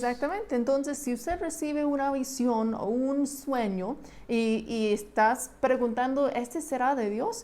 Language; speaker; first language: Spanish; non-native, fluent; English